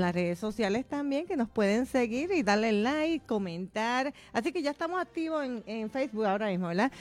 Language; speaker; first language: Spanish; native; Spanish